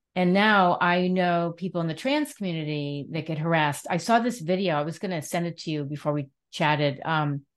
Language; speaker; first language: English; native; English